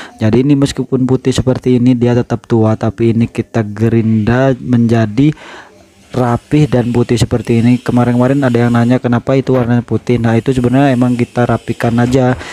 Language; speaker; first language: Indonesian; non-native, local second language; Madurese